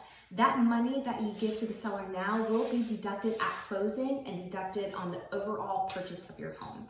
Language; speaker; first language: English; native; English